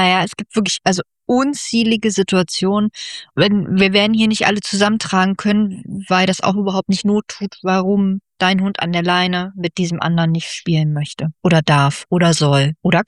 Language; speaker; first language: German; native; German